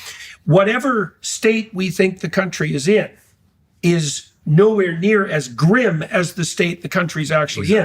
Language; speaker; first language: English; native; English